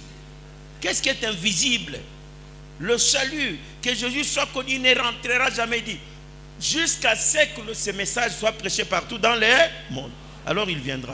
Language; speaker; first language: French; non-native, local second language; Lingala